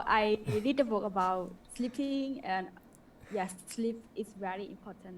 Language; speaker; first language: English; non-native, learner; Khmer